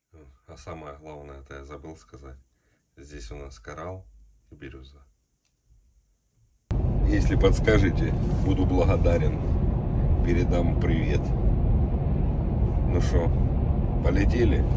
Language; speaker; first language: Russian; native; Russian